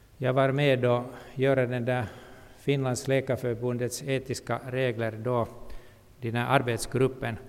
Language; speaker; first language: Swedish; non-native, local second language; Finnish